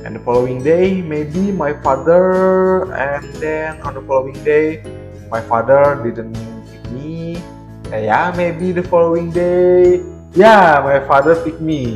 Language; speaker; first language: English; non-native, learner; Indonesian